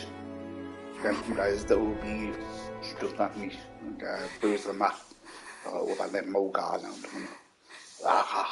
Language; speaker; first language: German; non-native, learner; Vietnamese